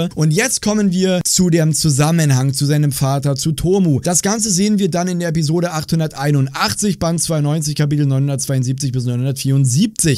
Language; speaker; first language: German; native; German